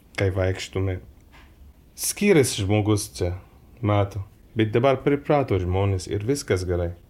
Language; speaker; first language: Lithuanian; non-native, learner; Arabic